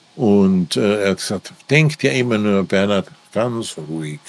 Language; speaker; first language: German; native; German